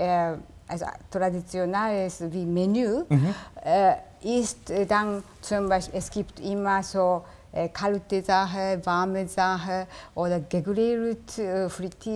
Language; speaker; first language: German; non-native, learner; Japanese